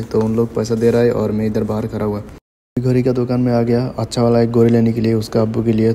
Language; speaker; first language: Hindi; non-native, learner; Bangla